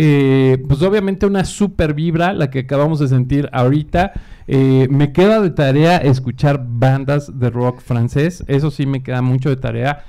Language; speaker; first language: Spanish; native; Spanish